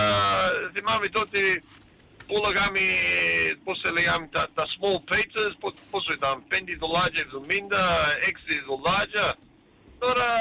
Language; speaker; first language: Greek; early bilingual, heritage; Greek